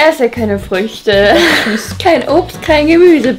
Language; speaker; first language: German; native; German